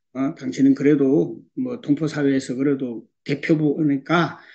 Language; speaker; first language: Korean; early bilingual, heritage; Korean